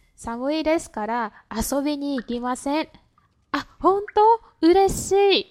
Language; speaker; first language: Japanese; non-native, fluent; Vietnamese